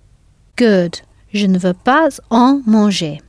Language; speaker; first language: French; non-native, fluent; English